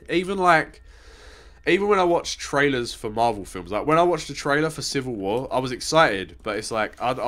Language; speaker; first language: English; native; English